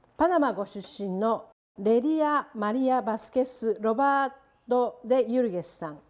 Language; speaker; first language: Japanese; native; Japanese